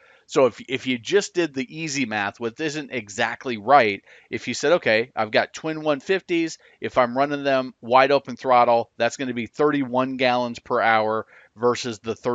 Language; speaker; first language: English; native; English